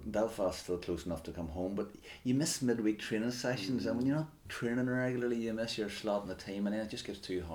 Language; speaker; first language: English; native; English